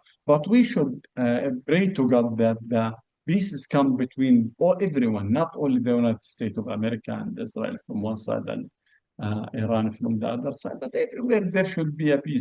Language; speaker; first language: English; non-native, fluent; Arabic